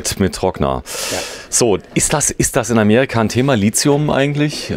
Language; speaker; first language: German; native; German